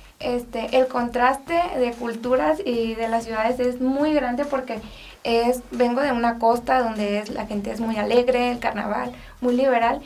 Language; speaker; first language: Spanish; native; Spanish